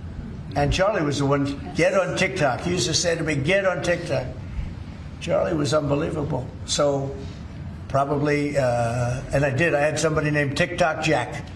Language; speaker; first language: English; native; English